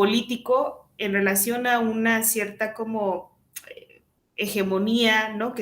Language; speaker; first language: Spanish; native; Spanish